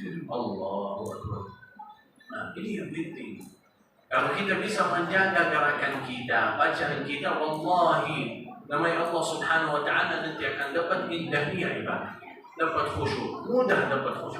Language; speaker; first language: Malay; non-native, fluent; Arabic